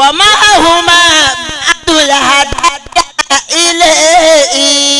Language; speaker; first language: Arabic; non-native, fluent; Yoruba